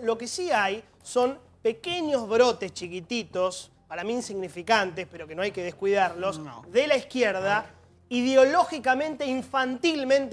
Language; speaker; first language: Spanish; native; Spanish